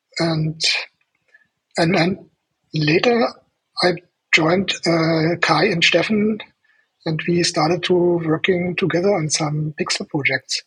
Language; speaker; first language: English; non-native, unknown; German